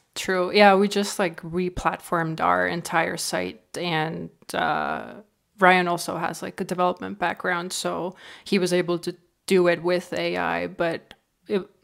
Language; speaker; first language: English; non-native, fluent; Estonian